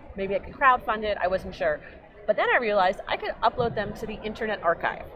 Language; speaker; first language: English; native; English